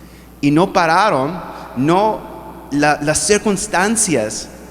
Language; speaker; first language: Spanish; non-native, fluent; English